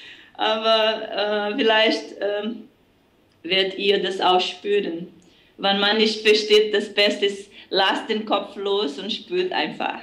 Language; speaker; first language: German; non-native, fluent; Portuguese